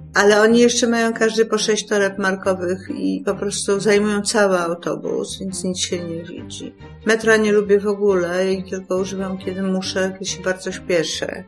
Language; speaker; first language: Polish; native; Polish